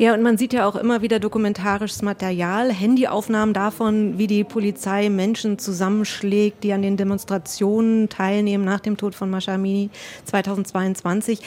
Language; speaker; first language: German; native; German